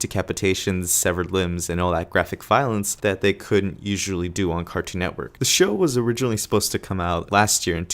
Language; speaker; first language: English; native; English